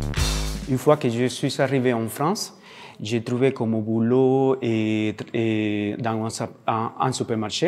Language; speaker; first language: French; non-native, learner; Spanish